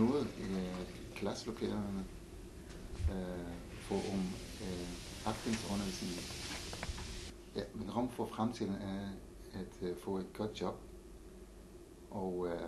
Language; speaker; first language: Danish; non-native, fluent; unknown